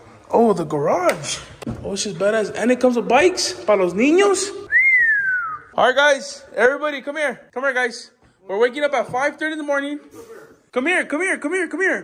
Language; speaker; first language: English; early bilingual, other home language; Spanish